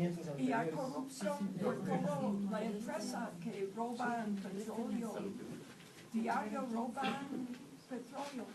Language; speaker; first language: Spanish; non-native, fluent; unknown